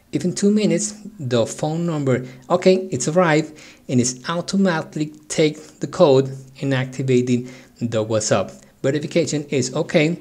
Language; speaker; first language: English; non-native, fluent; Spanish